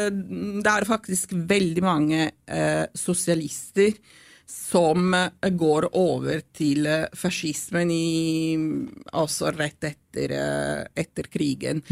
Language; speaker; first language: Norwegian; non-native, fluent; Italian